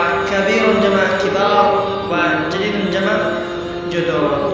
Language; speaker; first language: Arabic; non-native, learner; Persian